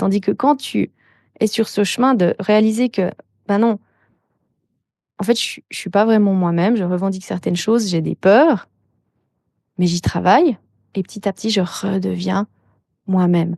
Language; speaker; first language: French; native; French